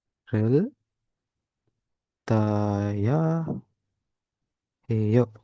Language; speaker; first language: Korean; non-native, fluent; Sinhala